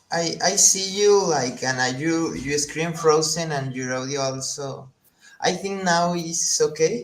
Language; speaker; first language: English; non-native, learner; Spanish